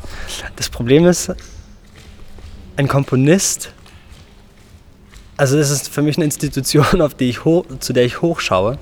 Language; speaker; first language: German; native; German